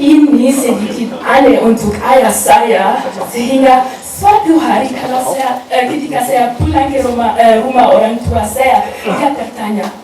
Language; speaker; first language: Indonesian; non-native, learner; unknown